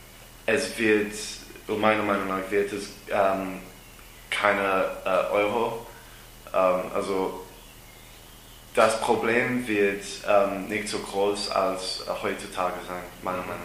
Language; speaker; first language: German; non-native, learner; English